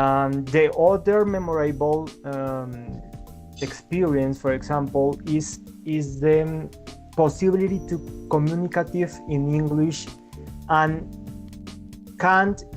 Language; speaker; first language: English; non-native, learner; Spanish